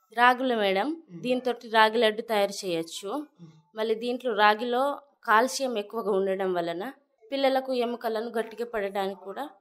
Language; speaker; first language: Telugu; non-native, local second language; Gondi